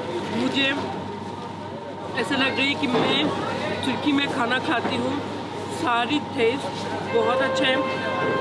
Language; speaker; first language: Hindi; non-native, learner; Turkish